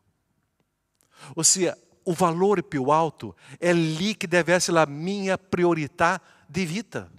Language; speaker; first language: Italian; non-native, fluent; Portuguese